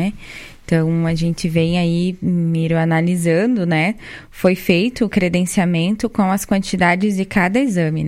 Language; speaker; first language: Portuguese; native; Portuguese